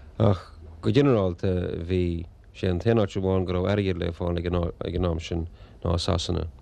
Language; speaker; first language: Irish; native; Irish